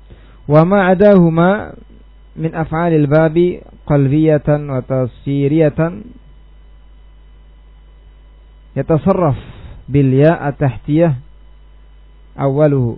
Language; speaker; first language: Arabic; non-native, fluent; Indonesian